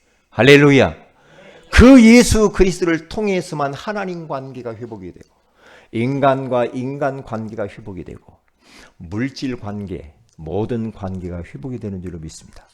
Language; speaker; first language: Korean; native; Korean